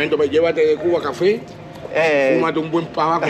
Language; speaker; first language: Spanish; native; Spanish